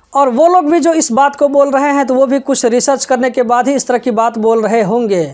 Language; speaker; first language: Hindi; native; Hindi